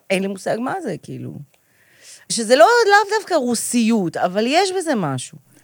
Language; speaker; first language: Hebrew; early bilingual, other home language; Russian